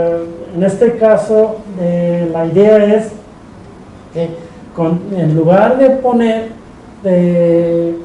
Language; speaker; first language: Spanish; non-native, fluent; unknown